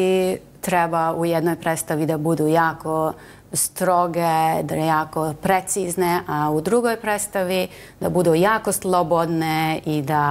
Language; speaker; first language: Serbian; non-native, local second language; Hungarian